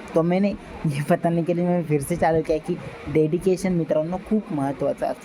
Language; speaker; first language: Hindi; non-native, local second language; Marathi